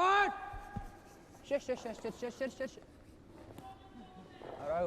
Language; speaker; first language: Swedish; native; Swedish